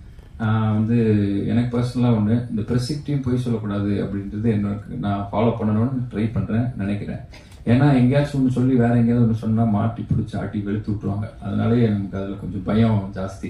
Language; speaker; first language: Tamil; native; Tamil